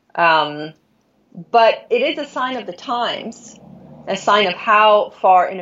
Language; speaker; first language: English; non-native, fluent; Norwegian